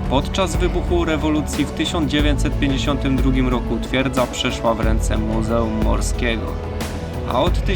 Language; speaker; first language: Polish; native; Polish